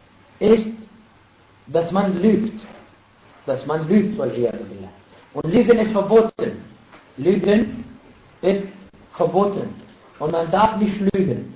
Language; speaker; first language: German; non-native, fluent; Arabic